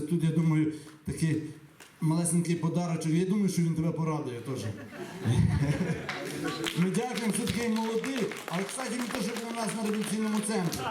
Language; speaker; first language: Ukrainian; native; Ukrainian